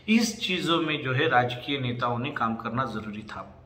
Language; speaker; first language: Hindi; non-native, local second language; Marathi